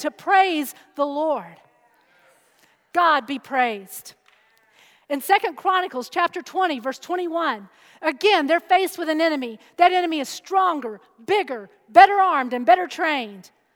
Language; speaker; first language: English; native; English